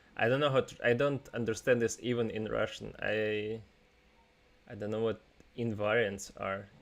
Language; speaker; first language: English; non-native, fluent; Russian